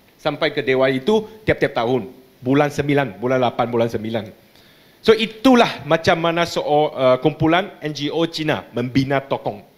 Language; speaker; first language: Malay; non-native, local second language; Chinese